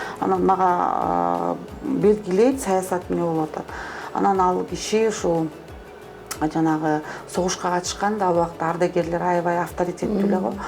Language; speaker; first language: Kyrgyz; non-native, local second language; Russian